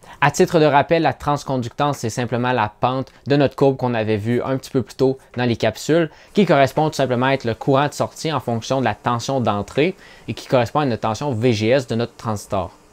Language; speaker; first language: French; native; French